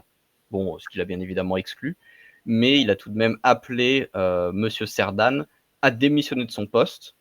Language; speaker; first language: French; native; French